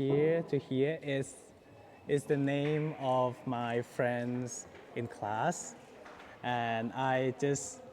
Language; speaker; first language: English; non-native, fluent; Thai